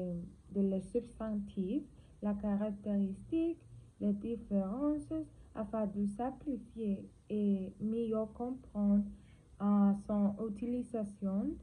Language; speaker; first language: French; non-native, learner; Spanish